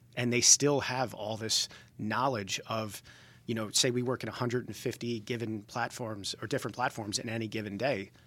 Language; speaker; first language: English; native; English